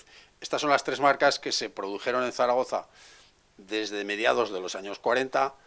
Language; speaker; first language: Spanish; native; Spanish